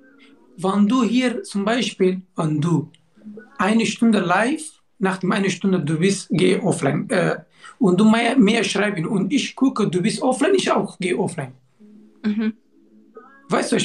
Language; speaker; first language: German; non-native, learner; Arabic